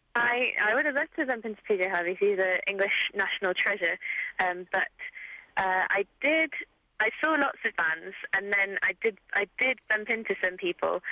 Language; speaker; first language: English; native; English